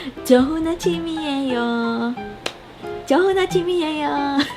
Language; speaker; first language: Korean; non-native, learner; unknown